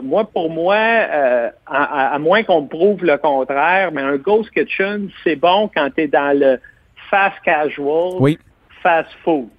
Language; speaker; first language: French; native; French